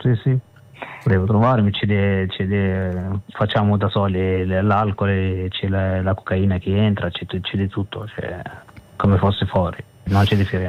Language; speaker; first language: Italian; non-native, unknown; Arabic